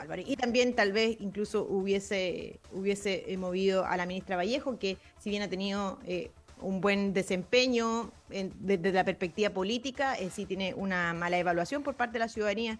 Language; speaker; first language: Spanish; native; Spanish